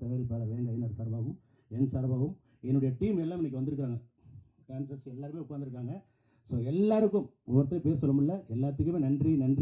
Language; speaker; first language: Tamil; native; Tamil